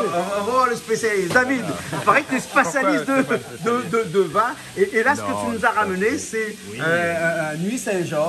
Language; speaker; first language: French; native; French